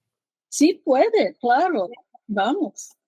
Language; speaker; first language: Spanish; non-native, learner; Portuguese